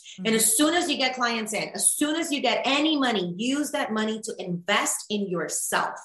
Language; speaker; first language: English; early bilingual, other home language; Spanish